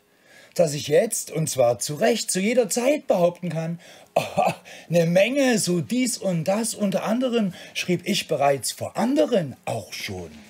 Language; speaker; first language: German; native; German